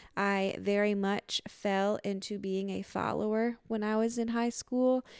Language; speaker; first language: English; native; English